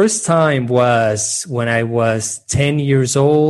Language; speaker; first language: English; non-native, fluent; Spanish